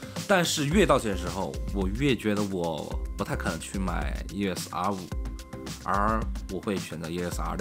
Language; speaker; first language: Chinese; native; Chinese